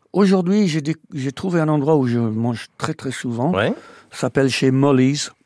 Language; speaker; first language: French; non-native, fluent; English